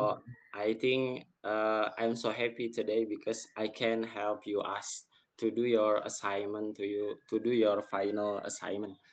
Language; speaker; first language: English; non-native, fluent; Indonesian